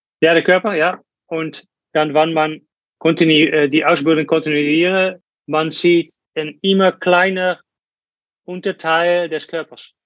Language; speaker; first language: German; non-native, learner; Dutch